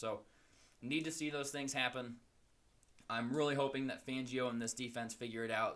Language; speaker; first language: English; native; English